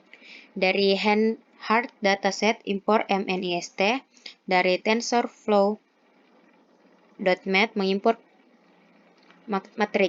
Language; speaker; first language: Indonesian; native; Indonesian